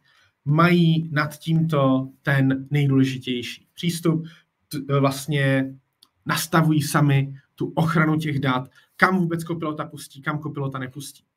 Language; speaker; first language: Czech; native; Czech